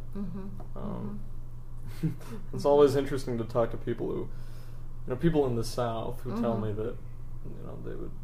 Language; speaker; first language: English; native; English